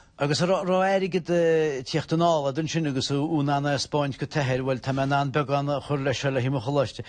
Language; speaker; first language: Irish; native; Irish